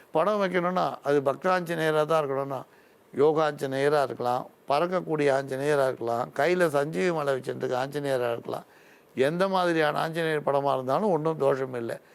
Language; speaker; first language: Tamil; native; Tamil